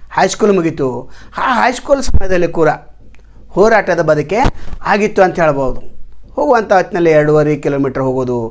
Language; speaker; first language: Kannada; native; Kannada